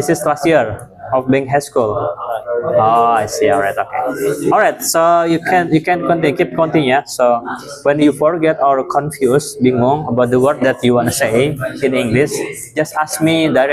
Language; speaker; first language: English; non-native, fluent; Indonesian